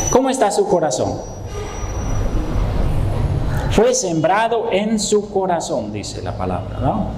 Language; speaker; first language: Spanish; non-native, fluent; Dutch